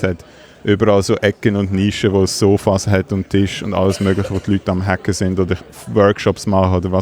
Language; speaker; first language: German; native; German